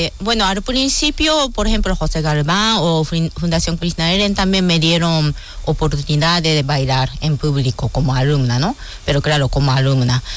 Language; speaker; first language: Spanish; non-native, fluent; Japanese